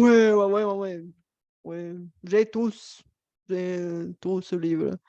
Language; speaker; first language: French; non-native, fluent; Bulgarian